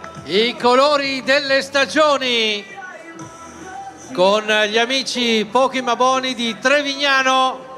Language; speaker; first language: Italian; native; Italian